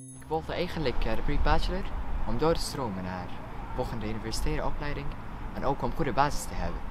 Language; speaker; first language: Dutch; non-native, fluent; Arabic